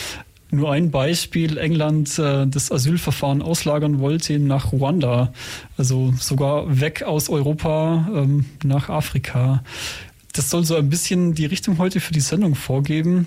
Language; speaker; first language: German; native; German